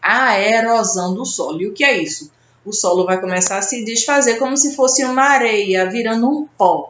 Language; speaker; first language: Portuguese; native; Portuguese